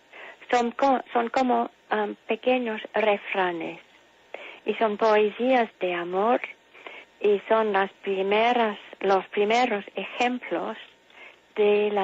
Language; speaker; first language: Spanish; non-native, fluent; English